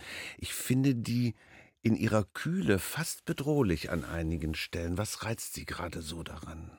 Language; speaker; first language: German; native; German